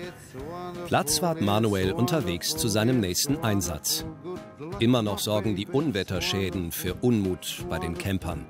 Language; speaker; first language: German; native; German